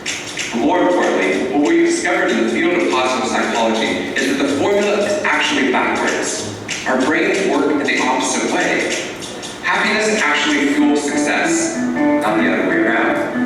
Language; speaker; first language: English; native; English